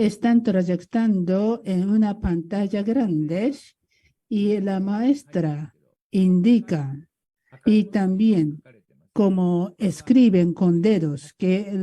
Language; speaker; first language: Spanish; non-native, learner; Japanese